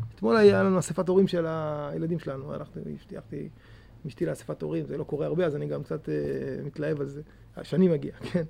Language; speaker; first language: Hebrew; native; Hebrew